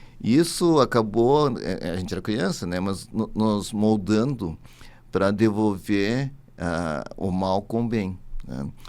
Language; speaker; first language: Portuguese; early bilingual, other home language; Japanese